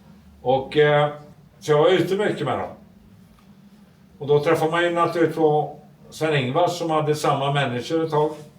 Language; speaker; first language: Swedish; native; Swedish